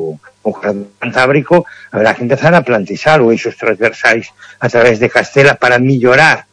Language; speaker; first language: Galician; native; Galician